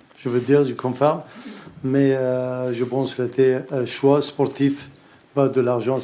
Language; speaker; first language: French; non-native, learner; Arabic